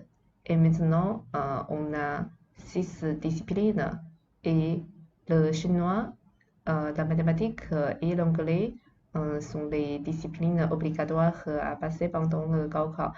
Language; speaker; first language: French; non-native, fluent; Chinese